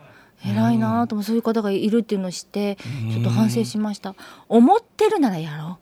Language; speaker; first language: Japanese; native; Japanese